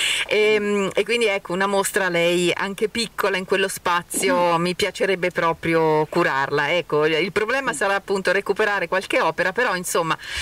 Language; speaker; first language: Italian; native; Italian